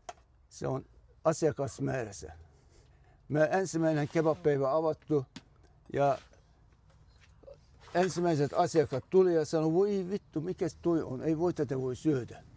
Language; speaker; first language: Finnish; non-native, fluent; Turkish